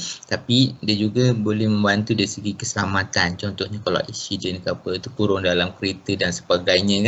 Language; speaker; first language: Malay; native; Malay